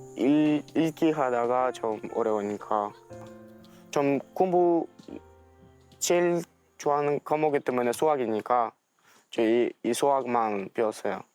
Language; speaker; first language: Korean; non-native, learner; Russian